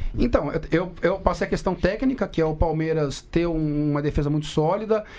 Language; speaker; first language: Portuguese; native; Portuguese